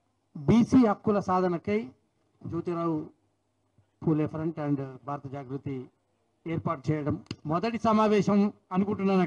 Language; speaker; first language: Telugu; native; Telugu